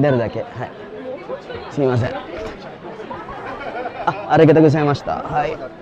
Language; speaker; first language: Japanese; non-native, learner; Filipino